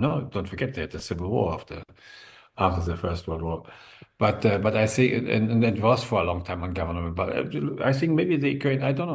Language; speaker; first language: English; non-native, fluent; German